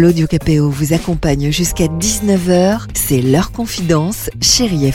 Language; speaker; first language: French; native; French